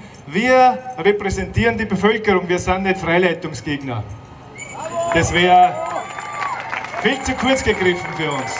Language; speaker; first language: German; native; German